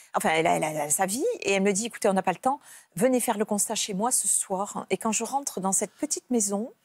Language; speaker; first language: French; native; French